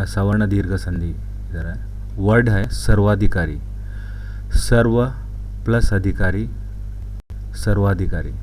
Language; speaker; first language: Urdu; non-native, local second language; Kannada